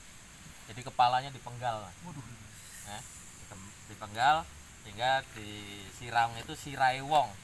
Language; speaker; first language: Indonesian; native; Indonesian